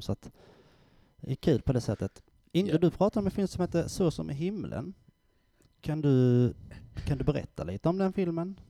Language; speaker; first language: Swedish; native; Swedish